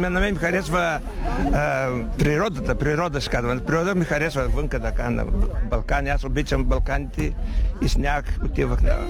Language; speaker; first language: Bulgarian; non-native, learner; Macedonian